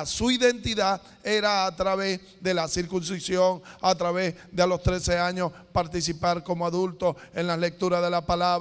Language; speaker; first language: Spanish; native; Spanish